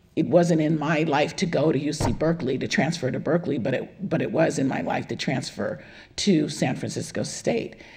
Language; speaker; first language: English; native; English